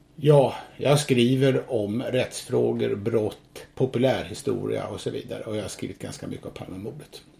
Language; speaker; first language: Swedish; native; Swedish